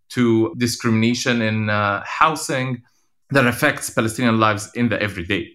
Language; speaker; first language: English; non-native, fluent; Arabic